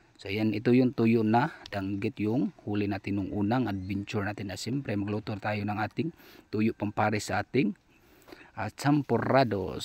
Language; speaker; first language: Filipino; non-native, local second language; Cebuano